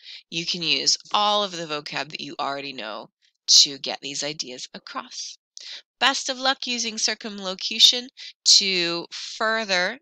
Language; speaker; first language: English; native; English